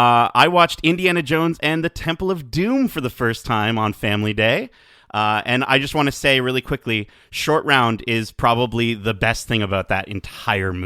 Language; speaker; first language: English; native; English